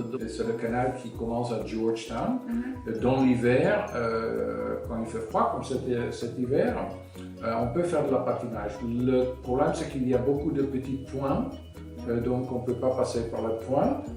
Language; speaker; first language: French; non-native, fluent; Dutch